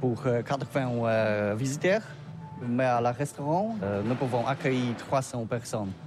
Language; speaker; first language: French; non-native, learner; Polish